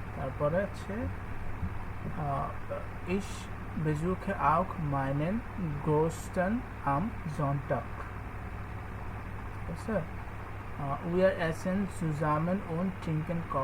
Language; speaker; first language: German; non-native, learner; Bangla